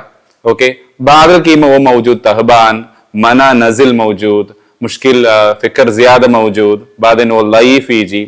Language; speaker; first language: Arabic; non-native, learner; Malayalam